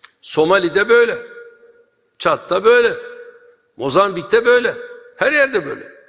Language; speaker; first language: Turkish; native; Turkish